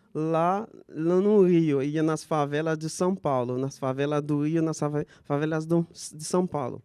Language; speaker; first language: Portuguese; non-native, fluent; Haitian Creole